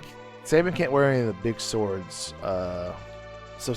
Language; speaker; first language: English; native; English